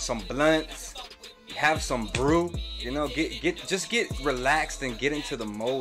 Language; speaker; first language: English; native; English